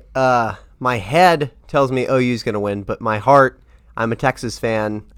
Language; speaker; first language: English; native; English